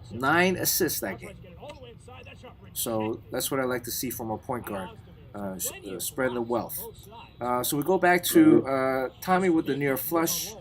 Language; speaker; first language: English; native; English